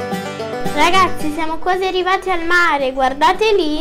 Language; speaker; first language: Italian; native; Italian